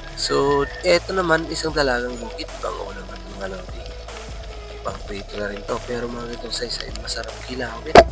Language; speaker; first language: Filipino; non-native, local second language; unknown